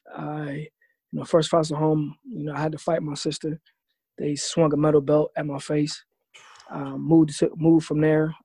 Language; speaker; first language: English; native; English